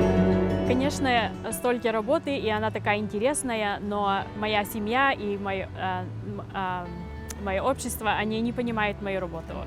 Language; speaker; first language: Russian; early bilingual, heritage; Russian